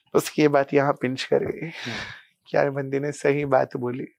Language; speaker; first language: Hindi; non-native, local second language; Punjabi